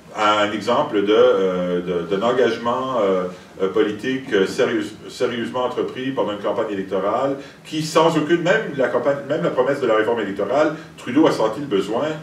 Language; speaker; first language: French; native; French